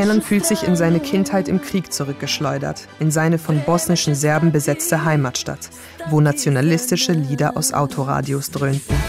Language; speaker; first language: German; native; German